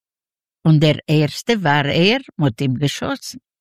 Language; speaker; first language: German; non-native, fluent; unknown